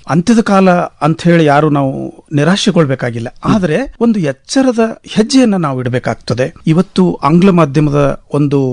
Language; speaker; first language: Kannada; native; Kannada